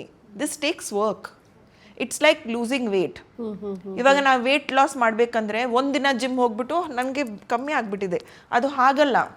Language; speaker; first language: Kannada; non-native, local second language; Hindi